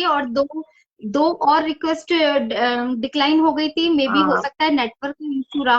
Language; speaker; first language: Hindi; native; Hindi